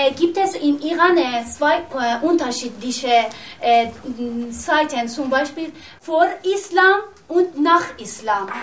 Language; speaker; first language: German; non-native, learner; Persian